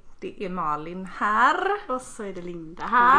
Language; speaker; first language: Swedish; native; Swedish